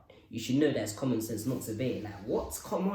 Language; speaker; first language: English; native; English